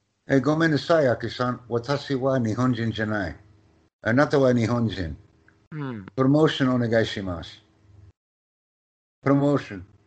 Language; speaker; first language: Japanese; non-native, learner; English